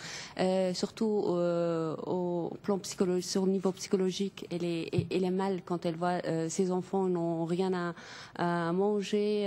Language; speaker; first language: French; non-native, fluent; Kurdish